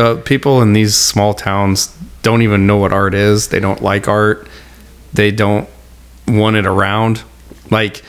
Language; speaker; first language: English; native; English